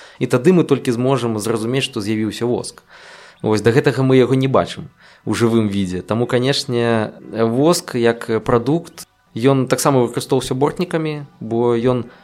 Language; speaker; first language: Belarusian; non-native, local second language; Russian